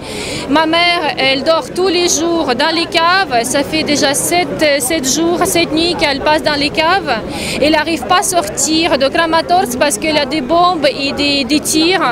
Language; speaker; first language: French; non-native, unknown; Russian